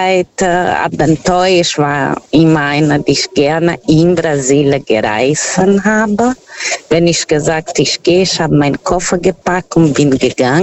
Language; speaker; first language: German; non-native, learner; Portuguese